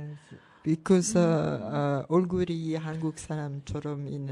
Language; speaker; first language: Korean; non-native, learner; French